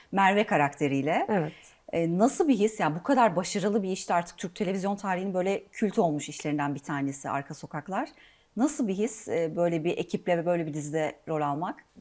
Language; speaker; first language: Turkish; native; Turkish